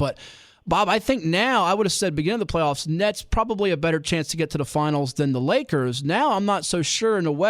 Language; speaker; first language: English; native; English